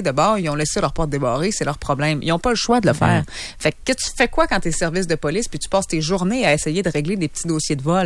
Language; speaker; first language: French; native; French